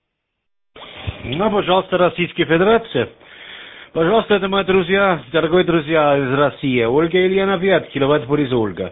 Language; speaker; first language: Russian; non-native, learner; German